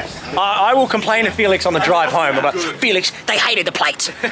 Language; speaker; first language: English; native; English